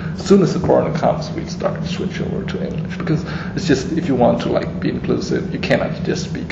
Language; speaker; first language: English; non-native, fluent; Danish